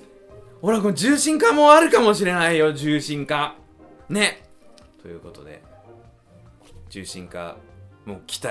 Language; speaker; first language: Japanese; native; Japanese